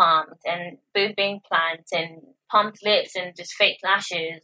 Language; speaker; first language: English; non-native, local second language; Yoruba